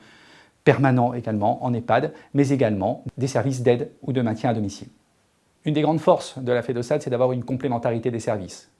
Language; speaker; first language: French; native; French